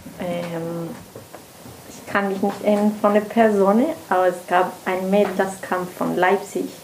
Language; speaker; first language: German; non-native, learner; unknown